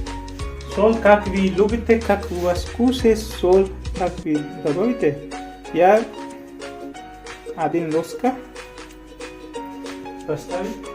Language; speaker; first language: Russian; non-native, learner; Hindi